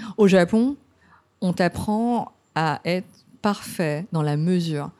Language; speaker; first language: French; early bilingual, other home language; Cantonese